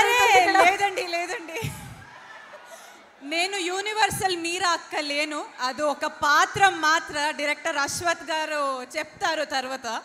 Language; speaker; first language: Telugu; non-native, learner; Kannada